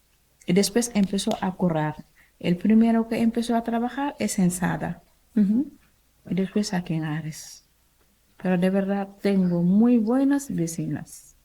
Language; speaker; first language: Spanish; non-native, learner; Wolof